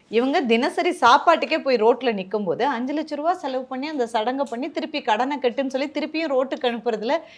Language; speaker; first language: Tamil; native; Tamil